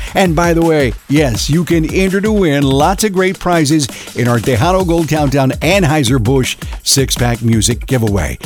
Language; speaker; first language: English; early bilingual, other home language; Spanish